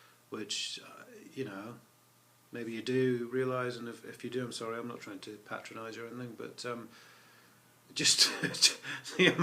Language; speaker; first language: English; native; English